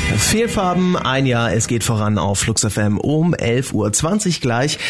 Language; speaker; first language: German; native; German